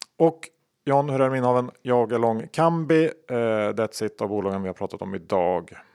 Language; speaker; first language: Swedish; native; Swedish